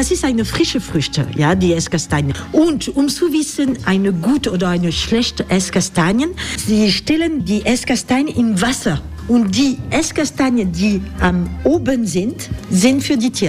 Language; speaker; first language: German; non-native, learner; French